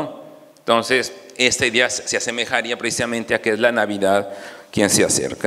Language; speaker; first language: Spanish; native; Spanish